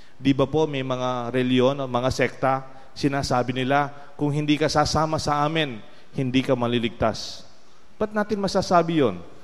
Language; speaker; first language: Filipino; non-native, local second language; Pampanga